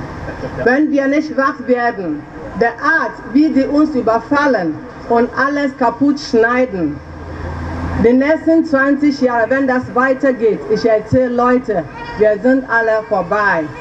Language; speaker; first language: German; non-native, fluent; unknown